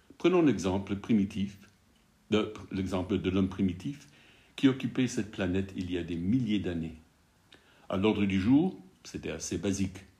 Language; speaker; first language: French; non-native, fluent; English